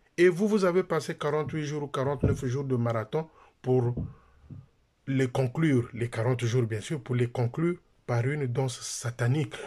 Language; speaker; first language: French; non-native, local second language; Lingala